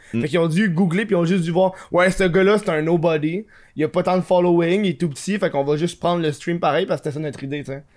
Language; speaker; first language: French; native; French